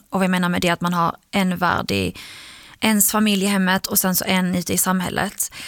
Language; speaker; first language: Swedish; early bilingual, other home language; Arabic